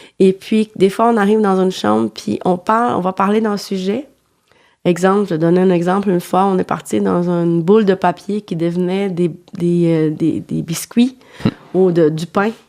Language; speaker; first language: French; non-native, fluent; Portuguese